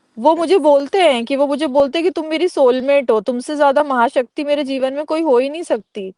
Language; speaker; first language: Hindi; native; Hindi